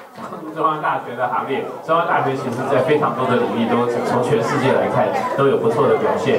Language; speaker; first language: Chinese; native; Chinese